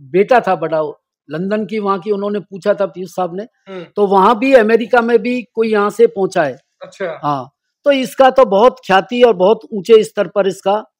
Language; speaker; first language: Hindi; native; Hindi